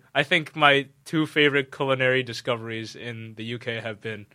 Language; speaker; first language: English; native; English